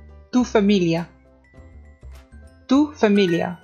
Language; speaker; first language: Spanish; non-native, learner; English